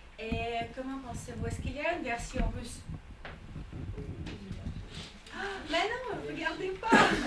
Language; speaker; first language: French; non-native, fluent; Russian